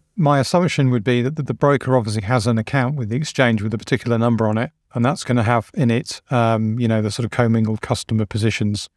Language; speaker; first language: English; native; English